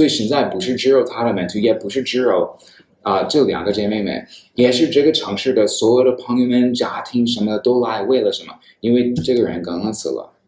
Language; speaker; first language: Chinese; non-native, fluent; English